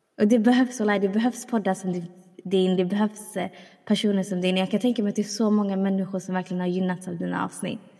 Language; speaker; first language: Swedish; early bilingual, other home language; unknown